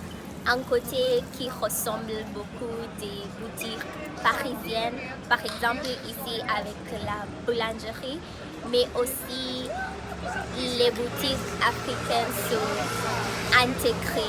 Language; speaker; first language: French; non-native, fluent; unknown